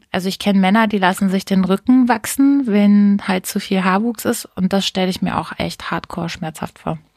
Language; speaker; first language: German; native; German